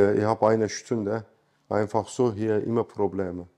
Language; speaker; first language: German; non-native, learner; Turkish